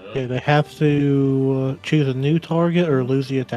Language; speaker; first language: English; native; English